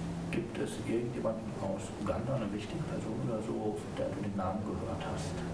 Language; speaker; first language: German; native; German